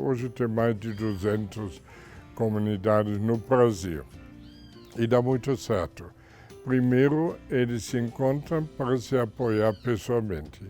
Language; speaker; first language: Portuguese; non-native, fluent; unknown